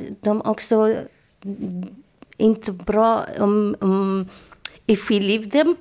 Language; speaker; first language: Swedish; non-native, learner; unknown